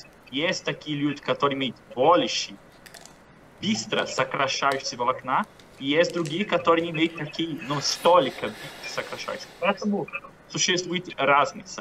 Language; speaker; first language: Russian; non-native, fluent; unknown